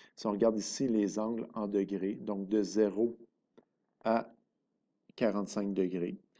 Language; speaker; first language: French; native; French